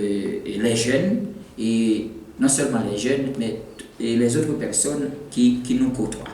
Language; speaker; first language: French; non-native, local second language; Haitian Creole